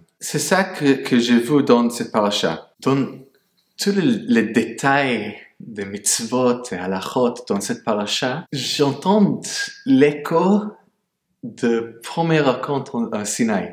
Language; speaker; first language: French; non-native, fluent; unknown